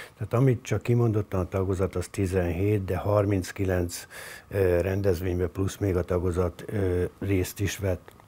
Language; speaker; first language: Hungarian; native; Hungarian